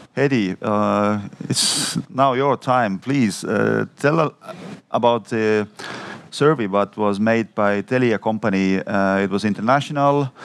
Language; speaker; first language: English; non-native, fluent; Estonian